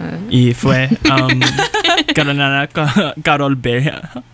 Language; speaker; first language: Spanish; non-native, learner; English